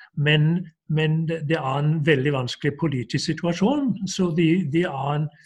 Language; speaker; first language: Norwegian; non-native, fluent; English